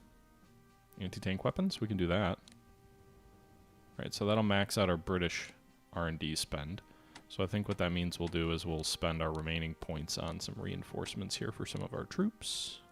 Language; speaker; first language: English; native; English